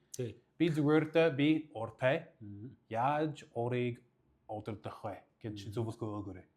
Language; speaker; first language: Mongolian; non-native, learner; English